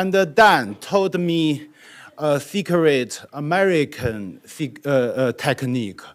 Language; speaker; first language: English; non-native, learner; Chinese